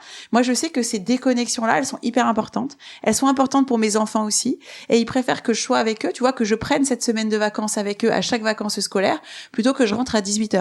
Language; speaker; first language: French; native; French